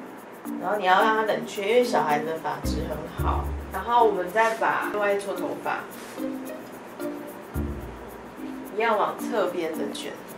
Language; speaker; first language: Chinese; native; Chinese